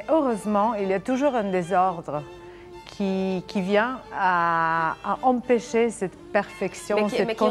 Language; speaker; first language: French; non-native, fluent; Serbian